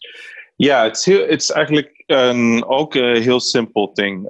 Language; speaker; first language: Dutch; non-native, learner; Spanish